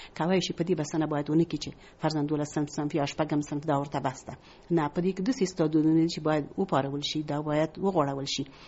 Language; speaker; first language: Pashto; non-native, local second language; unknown